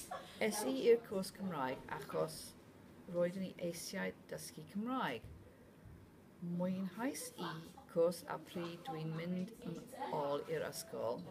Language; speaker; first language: Welsh; non-native, learner; English